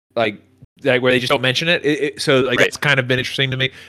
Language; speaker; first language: English; native; English